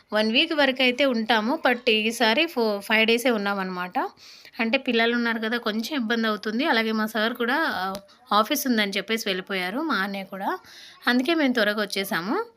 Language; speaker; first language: Telugu; non-native, local second language; Lambadi